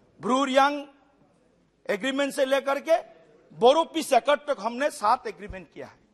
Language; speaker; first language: Hindi; non-native, local second language; Assamese